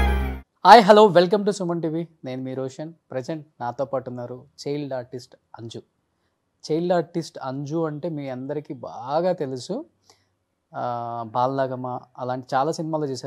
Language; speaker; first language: Telugu; native; Telugu